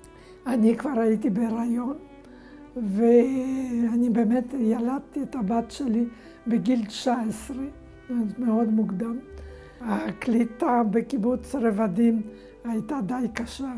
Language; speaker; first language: Hebrew; non-native, fluent; Polish